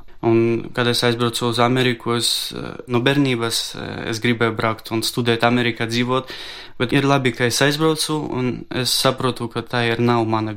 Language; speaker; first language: Latvian; non-native, local second language; Russian